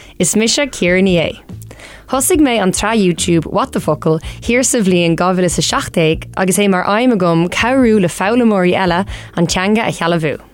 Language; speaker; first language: Irish; non-native, local second language; English